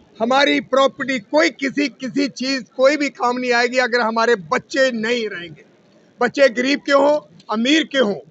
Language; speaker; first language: Hindi; non-native, local second language; Punjabi